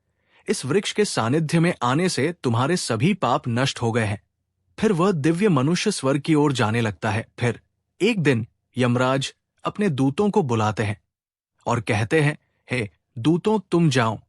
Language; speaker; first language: Hindi; native; Hindi